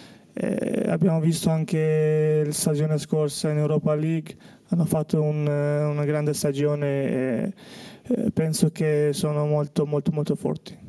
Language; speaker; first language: Italian; non-native, fluent; Albanian